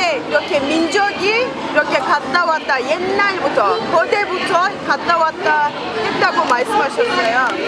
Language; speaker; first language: Korean; non-native, fluent; Turkish